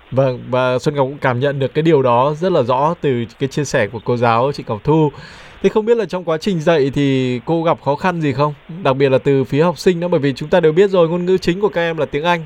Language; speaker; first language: Vietnamese; native; Vietnamese